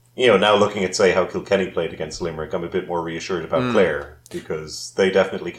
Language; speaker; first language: English; native; English